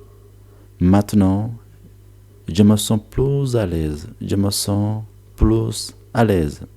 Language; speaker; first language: French; non-native, learner; Tigrinya